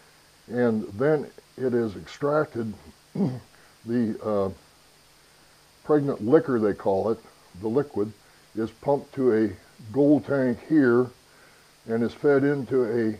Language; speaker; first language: English; native; English